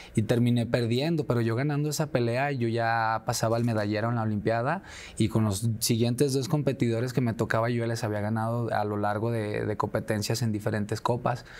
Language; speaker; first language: Spanish; native; Spanish